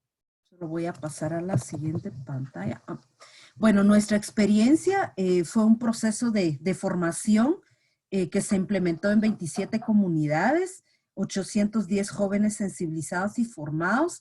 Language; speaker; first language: Spanish; native; Spanish